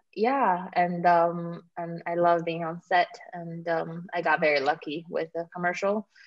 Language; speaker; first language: English; native; English